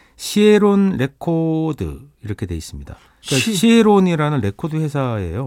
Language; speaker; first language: Korean; native; Korean